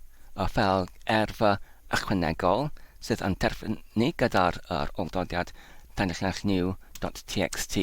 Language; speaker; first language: Welsh; non-native, learner; English